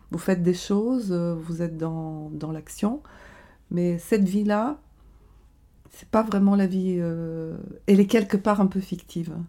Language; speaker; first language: French; non-native, fluent; Bulgarian